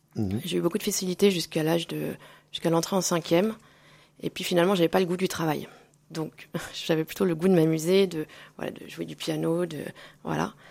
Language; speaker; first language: French; native; French